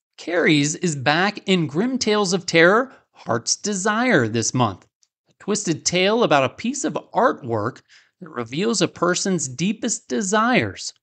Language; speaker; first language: English; native; English